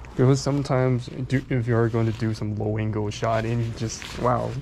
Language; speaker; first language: English; non-native, learner; Chinese